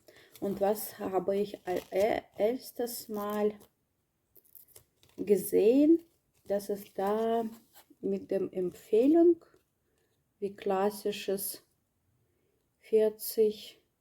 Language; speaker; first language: German; non-native, learner; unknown